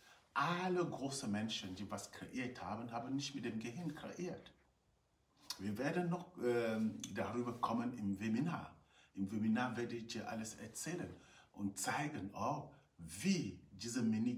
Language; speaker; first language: German; non-native, fluent; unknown